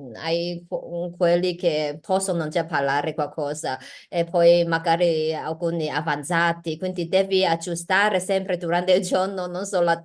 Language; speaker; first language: Italian; non-native, learner; Chinese